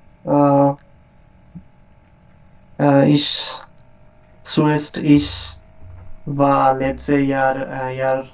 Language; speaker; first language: German; non-native, learner; Bangla